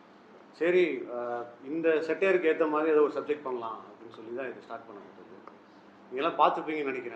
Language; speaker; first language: Tamil; native; Tamil